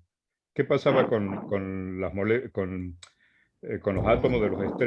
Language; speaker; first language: Spanish; native; Spanish